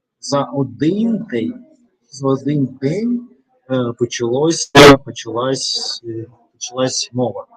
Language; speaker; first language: Ukrainian; non-native, learner; Russian